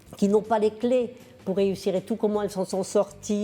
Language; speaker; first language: French; native; French